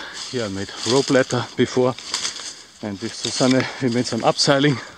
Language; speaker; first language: English; non-native, fluent; German